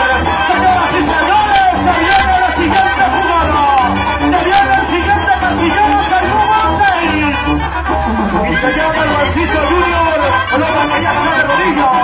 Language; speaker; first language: Spanish; native; Spanish